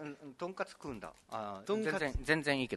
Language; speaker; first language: Japanese; native; Japanese